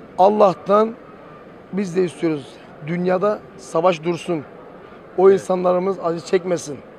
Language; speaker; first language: Turkish; native; Turkish